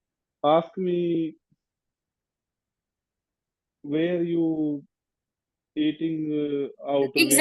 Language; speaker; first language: English; non-native, learner; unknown